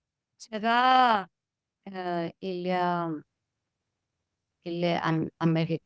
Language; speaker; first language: French; non-native, learner; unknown